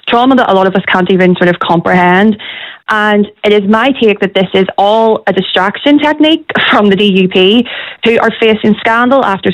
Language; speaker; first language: English; native; English